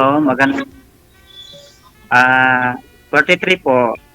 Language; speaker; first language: Filipino; non-native, local second language; Cebuano